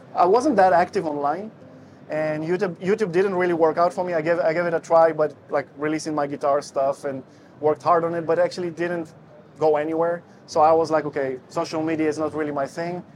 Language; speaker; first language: English; non-native, fluent; Russian